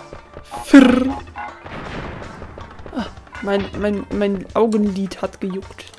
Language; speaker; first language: German; native; German